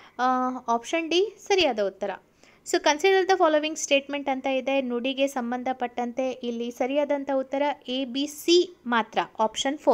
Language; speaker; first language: Kannada; native; Kannada